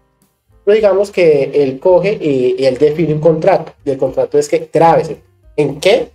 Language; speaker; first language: Spanish; native; Spanish